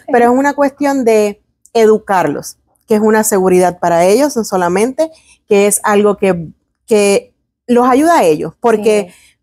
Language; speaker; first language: Spanish; native; Spanish